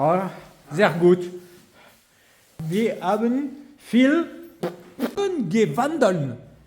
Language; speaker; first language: German; non-native, learner; French